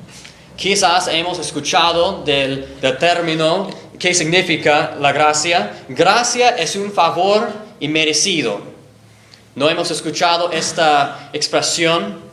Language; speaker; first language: Spanish; non-native, fluent; English